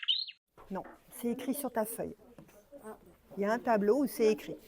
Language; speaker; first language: French; native; French